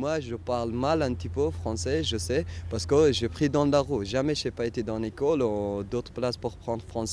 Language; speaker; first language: French; non-native, learner; Persian